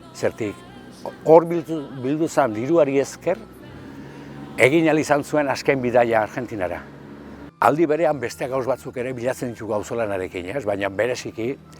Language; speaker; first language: Basque; native; Basque